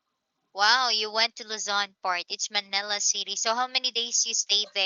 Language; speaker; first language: English; non-native, local second language; Filipino